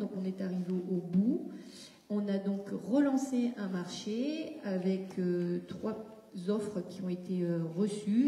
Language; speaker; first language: French; native; French